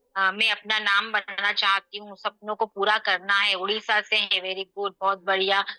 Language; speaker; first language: Hindi; native; Hindi